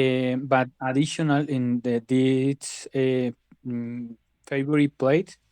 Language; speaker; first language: English; non-native, learner; Spanish